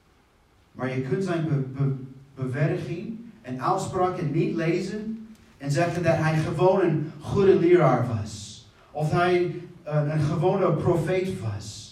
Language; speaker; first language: Dutch; non-native, fluent; English